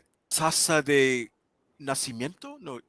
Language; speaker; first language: Spanish; non-native, learner; English